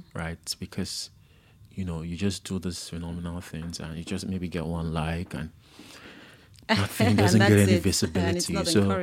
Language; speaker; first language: English; non-native, local second language; Yoruba